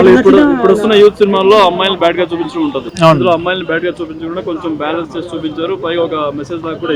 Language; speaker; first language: Telugu; native; Telugu